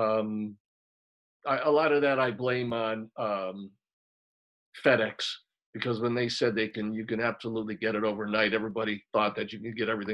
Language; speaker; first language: English; native; English